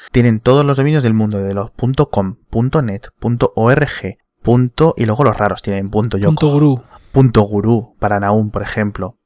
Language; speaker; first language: Spanish; native; Spanish